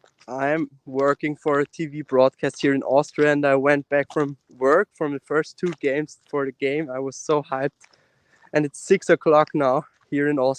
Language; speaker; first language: English; non-native, fluent; German